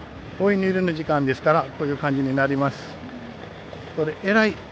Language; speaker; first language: Japanese; non-native, fluent; Urdu